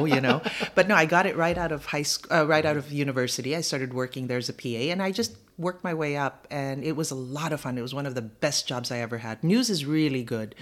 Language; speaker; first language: English; native; English